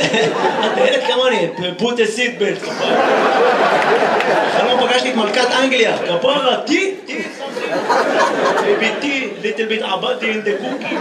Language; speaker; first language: Hebrew; native; Hebrew